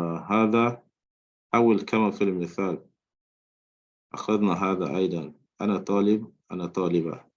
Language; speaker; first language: Arabic; non-native, fluent; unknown